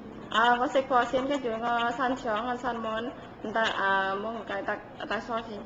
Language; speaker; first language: Cantonese; non-native, learner; Indonesian